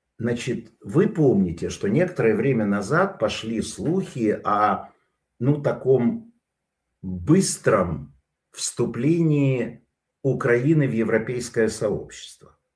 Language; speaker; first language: Russian; native; Russian